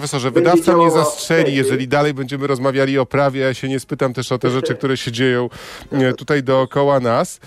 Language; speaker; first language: Polish; native; Polish